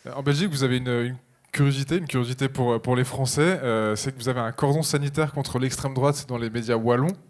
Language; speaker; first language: French; native; French